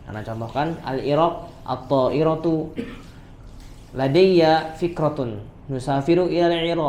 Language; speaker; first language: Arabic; non-native, fluent; Indonesian